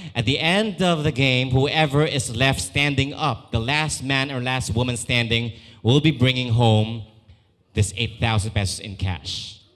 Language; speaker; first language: English; non-native, local second language; Filipino